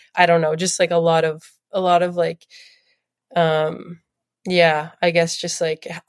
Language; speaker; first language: English; native; English